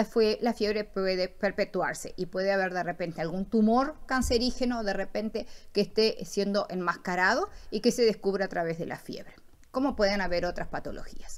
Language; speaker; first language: Spanish; native; Spanish